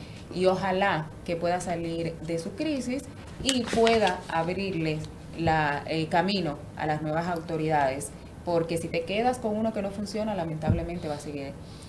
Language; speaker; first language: Spanish; native; Spanish